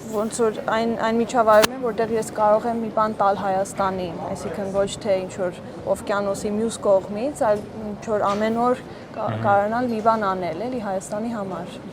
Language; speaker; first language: Armenian; early bilingual, heritage; Armenian